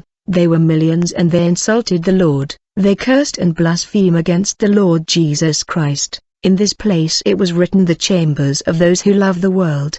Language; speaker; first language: English; non-native, fluent; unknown